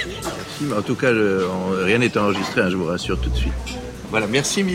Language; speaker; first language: French; native; French